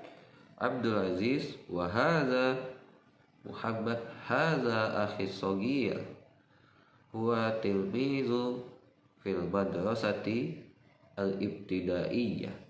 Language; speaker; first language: Arabic; non-native, fluent; Indonesian